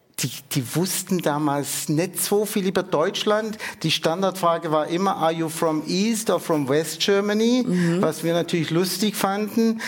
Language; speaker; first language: German; native; German